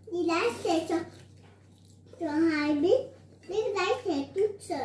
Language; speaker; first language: Vietnamese; early bilingual, heritage; Vietnamese